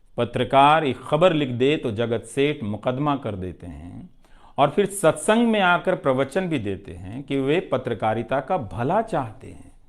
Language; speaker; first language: Hindi; non-native, local second language; Bhojpuri